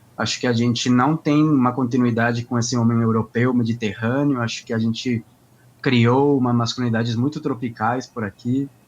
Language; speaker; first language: Portuguese; non-native, fluent; Spanish